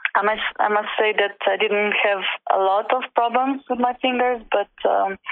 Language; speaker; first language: English; non-native, learner; Slovenian